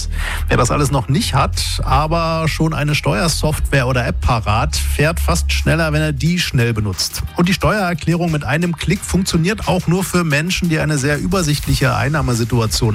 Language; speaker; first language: German; native; German